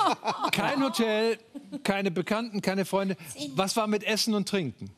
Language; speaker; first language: German; native; German